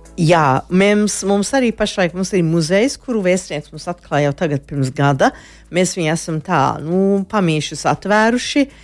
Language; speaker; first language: Latvian; early bilingual, heritage; Latvian